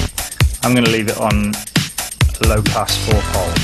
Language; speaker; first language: English; native; English